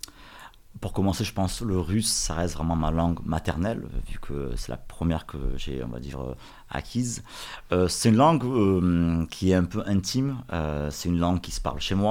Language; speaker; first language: French; early bilingual, other home language; Russian